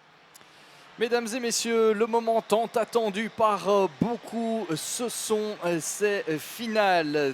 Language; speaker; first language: French; native; French